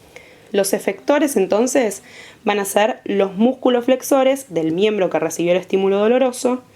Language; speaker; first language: Spanish; native; Spanish